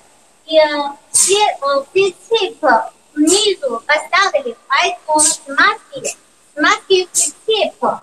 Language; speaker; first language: Russian; non-native, learner; Chinese